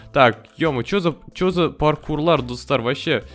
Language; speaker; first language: Russian; non-native, local second language; Kazakh